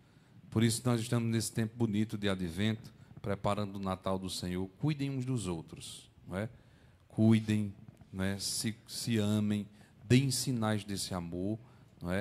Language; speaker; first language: Portuguese; native; Portuguese